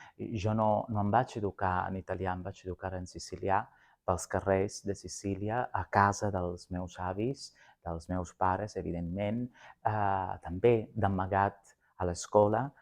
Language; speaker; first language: Catalan; non-native, fluent; Sicilian